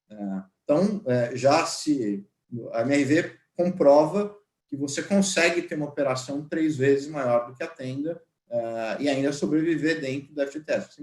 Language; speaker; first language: Portuguese; native; Portuguese